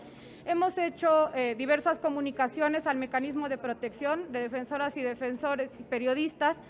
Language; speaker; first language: Spanish; native; Spanish